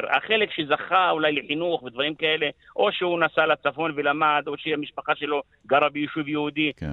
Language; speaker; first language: Hebrew; non-native, local second language; Arabic